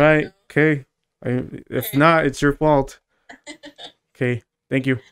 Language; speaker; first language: English; native; English